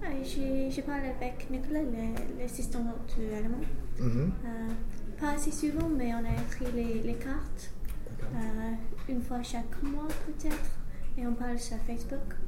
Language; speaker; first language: French; non-native, learner; English